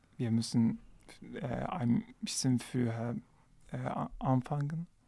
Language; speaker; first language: German; non-native, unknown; Turkish